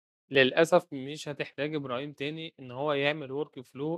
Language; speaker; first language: Arabic; native; Arabic